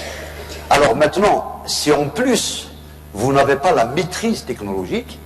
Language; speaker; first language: French; non-native, local second language; Kabyle